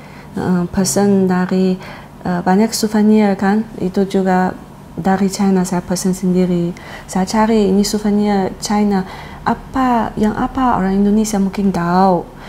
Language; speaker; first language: Indonesian; non-native, learner; Chinese